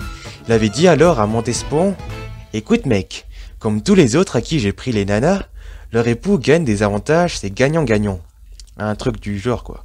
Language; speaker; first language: French; native; French